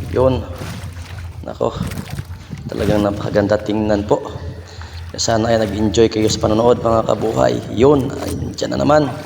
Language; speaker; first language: Filipino; non-native, local second language; Cebuano